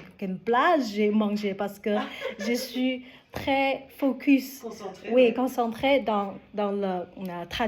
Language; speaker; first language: French; non-native, learner; Vietnamese